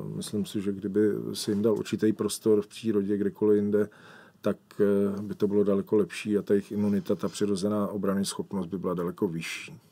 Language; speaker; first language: Czech; native; Czech